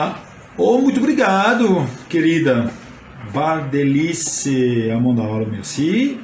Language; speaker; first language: Portuguese; non-native, fluent; French